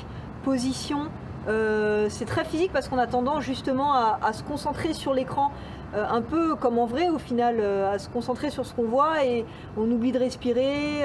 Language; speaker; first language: French; native; French